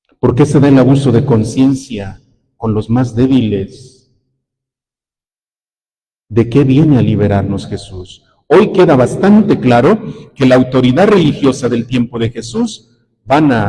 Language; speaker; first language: Spanish; native; Spanish